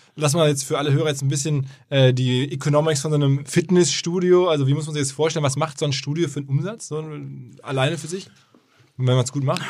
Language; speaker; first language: German; native; German